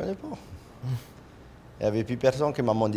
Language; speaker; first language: French; native; French